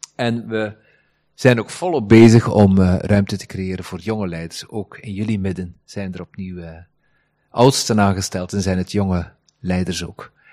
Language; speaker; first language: Dutch; native; Dutch